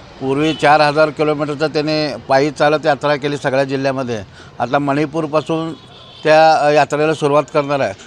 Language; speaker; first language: Marathi; native; Marathi